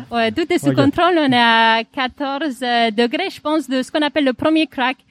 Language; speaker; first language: French; non-native, fluent; Romanian